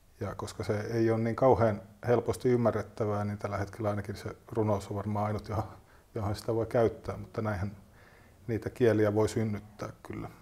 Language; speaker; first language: Finnish; native; Finnish